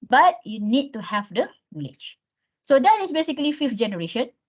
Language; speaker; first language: English; non-native, local second language; Malay